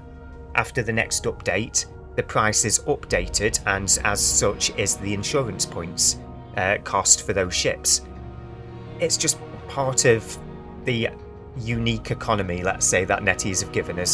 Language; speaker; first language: English; native; English